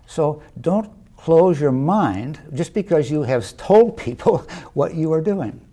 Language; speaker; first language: English; native; English